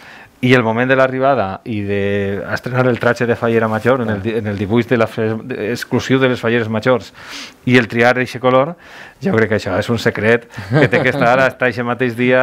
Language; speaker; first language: Catalan; native; Catalan